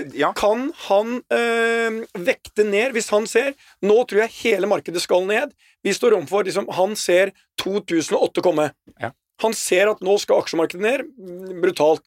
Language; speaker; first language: Norwegian; native; Norwegian